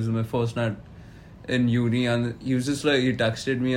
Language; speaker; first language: English; non-native, local second language; Hindi